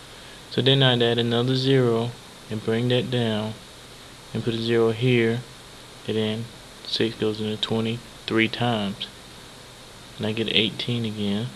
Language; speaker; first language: English; native; English